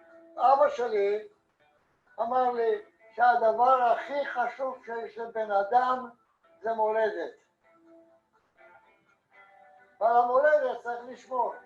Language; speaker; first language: Hebrew; non-native, fluent; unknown